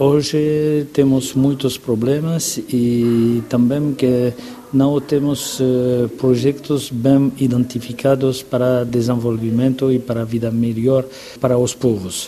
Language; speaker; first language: Portuguese; non-native, fluent; French